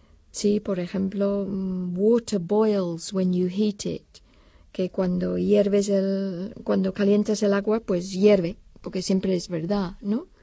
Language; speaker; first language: Spanish; non-native, fluent; English